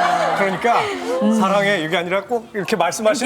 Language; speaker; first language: Korean; native; Korean